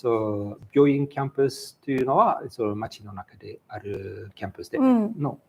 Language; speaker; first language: Japanese; non-native, fluent; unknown